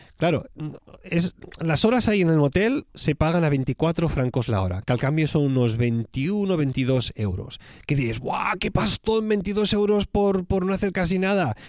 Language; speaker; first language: Spanish; native; Spanish